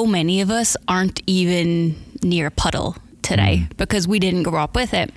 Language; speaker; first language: English; native; English